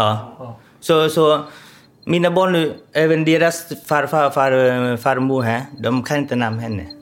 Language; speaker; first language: Swedish; non-native, fluent; Vietnamese